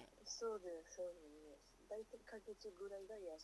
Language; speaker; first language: Japanese; non-native, learner; Nepali